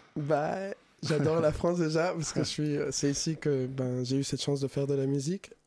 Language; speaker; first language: French; non-native, fluent; Spanish